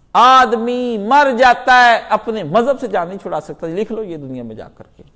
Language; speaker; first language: Urdu; non-native, local second language; Punjabi